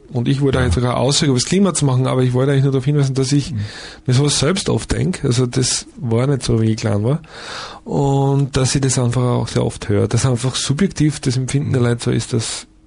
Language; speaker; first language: German; native; German